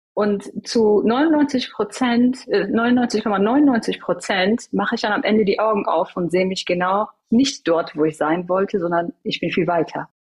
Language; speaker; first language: German; early bilingual, other home language; Persian